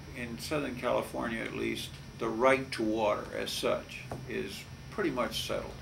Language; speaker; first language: English; native; English